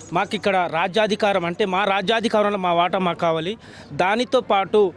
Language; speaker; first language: Telugu; non-native, local second language; Lambadi